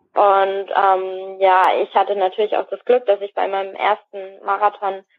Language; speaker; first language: German; native; German